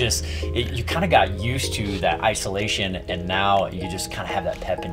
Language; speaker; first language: English; native; English